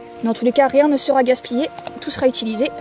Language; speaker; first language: French; native; French